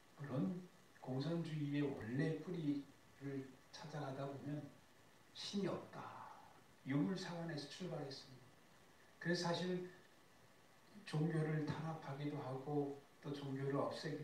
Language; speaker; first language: Korean; native; Korean